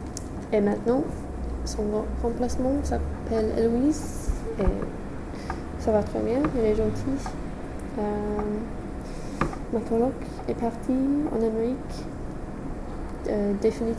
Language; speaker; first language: French; non-native, fluent; English